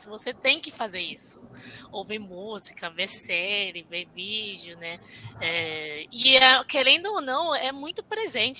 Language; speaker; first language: Portuguese; non-native, fluent; Chinese